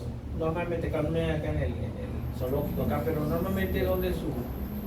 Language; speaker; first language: Spanish; native; Spanish